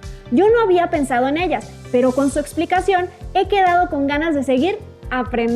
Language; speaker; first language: Spanish; native; Spanish